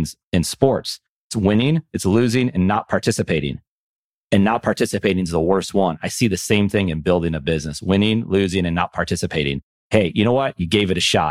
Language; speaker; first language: English; native; English